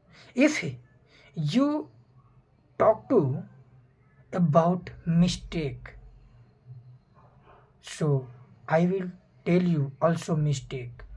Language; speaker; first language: English; non-native, fluent; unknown